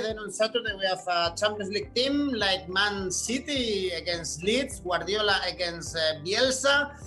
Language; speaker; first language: English; non-native, fluent; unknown